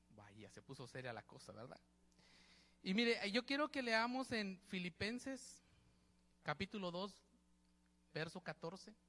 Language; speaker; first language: Spanish; native; Spanish